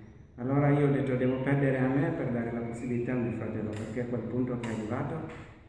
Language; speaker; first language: Italian; non-native, learner; Masai